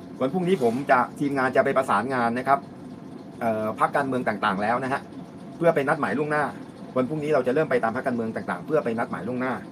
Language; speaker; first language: Thai; native; Thai